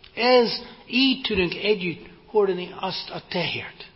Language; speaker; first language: Hungarian; non-native, fluent; English